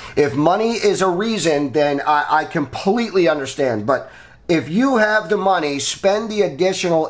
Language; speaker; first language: English; native; English